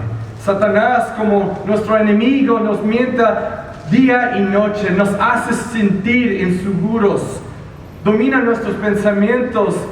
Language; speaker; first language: Spanish; early bilingual, heritage; Spanish